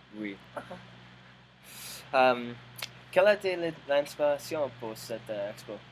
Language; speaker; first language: French; non-native, learner; English